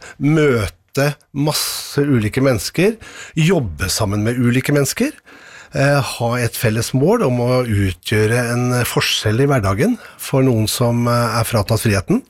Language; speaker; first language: Norwegian; native; Norwegian